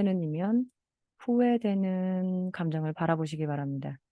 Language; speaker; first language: Korean; native; Korean